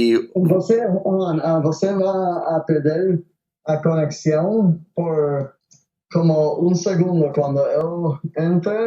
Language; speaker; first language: Portuguese; non-native, learner; Spanish